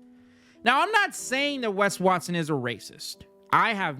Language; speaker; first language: English; native; English